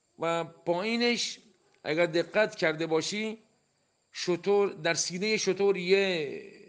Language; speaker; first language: Persian; non-native, local second language; Baluchi